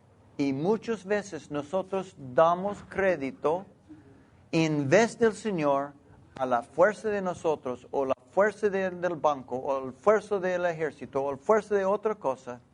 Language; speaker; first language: Spanish; non-native, learner; English